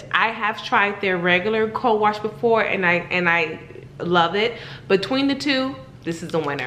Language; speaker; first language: English; native; English